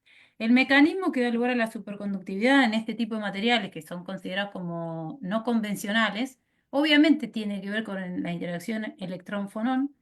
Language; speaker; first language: Spanish; native; Spanish